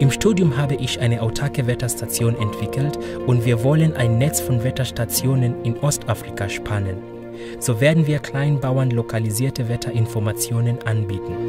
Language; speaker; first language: German; non-native, fluent; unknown